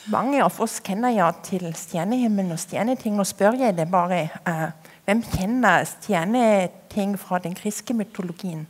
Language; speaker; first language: Norwegian; non-native, fluent; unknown